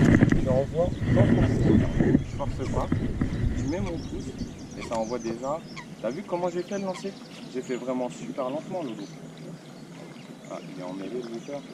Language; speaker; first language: French; native; French